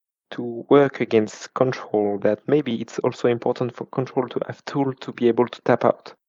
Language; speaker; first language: English; non-native, fluent; French